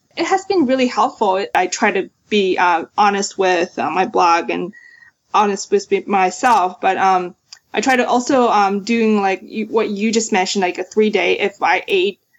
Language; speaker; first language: English; non-native, fluent; Chinese